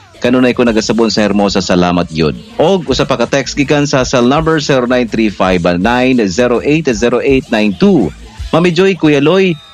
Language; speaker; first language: Cebuano; native; Cebuano